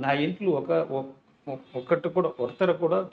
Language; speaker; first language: Telugu; non-native, learner; Tamil